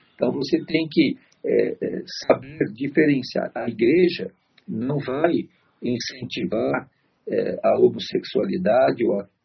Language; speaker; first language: Portuguese; native; Portuguese